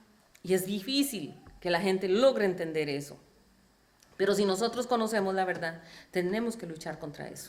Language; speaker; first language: Spanish; native; Spanish